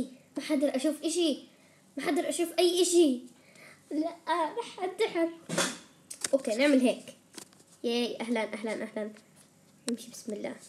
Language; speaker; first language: Arabic; native; Arabic